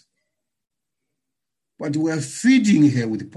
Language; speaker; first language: English; non-native, local second language; Shona